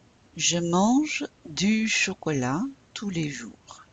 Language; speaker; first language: French; non-native, fluent; English